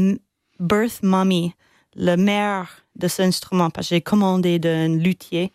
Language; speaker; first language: French; non-native, fluent; English